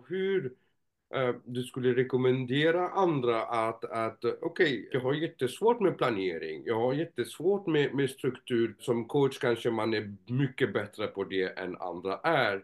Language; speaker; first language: Swedish; non-native, fluent; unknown